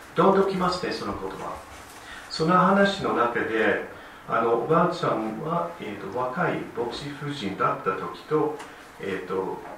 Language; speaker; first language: Japanese; non-native, fluent; English